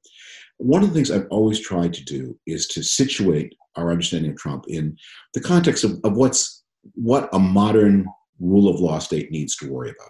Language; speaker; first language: English; native; English